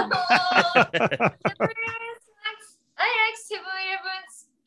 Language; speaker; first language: English; non-native, learner; Japanese